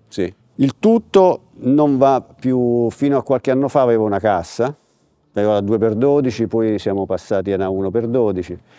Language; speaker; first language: Italian; native; Italian